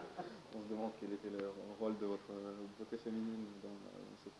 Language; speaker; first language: French; non-native, fluent; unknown